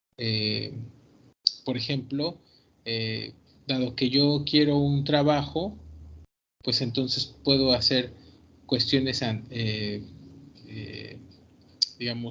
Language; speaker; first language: Spanish; native; Spanish